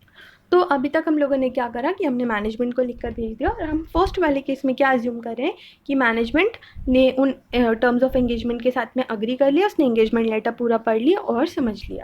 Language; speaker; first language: Hindi; native; Hindi